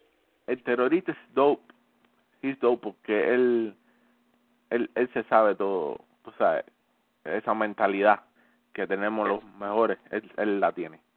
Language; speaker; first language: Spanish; early bilingual, heritage; Spanish